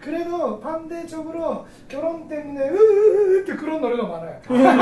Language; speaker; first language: Korean; non-native, fluent; Japanese